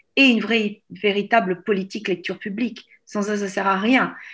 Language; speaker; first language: French; native; French